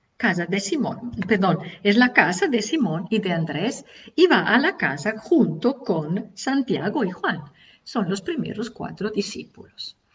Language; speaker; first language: Spanish; non-native, fluent; Italian